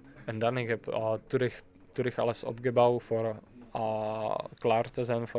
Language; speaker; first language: Dutch; non-native, fluent; Czech